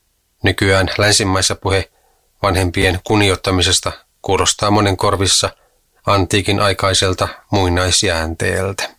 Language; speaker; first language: Finnish; native; Finnish